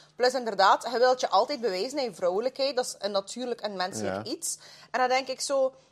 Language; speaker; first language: Dutch; non-native, fluent; Russian